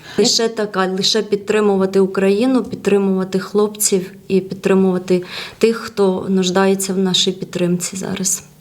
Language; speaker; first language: Ukrainian; non-native, fluent; Georgian